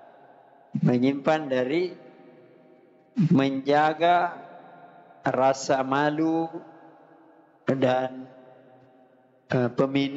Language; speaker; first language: Indonesian; native; Indonesian